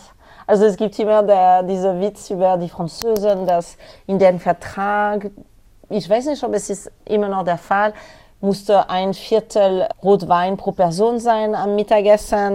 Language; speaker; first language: German; non-native, learner; French